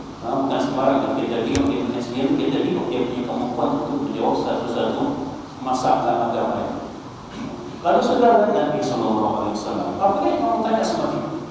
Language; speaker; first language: Malay; native; Malay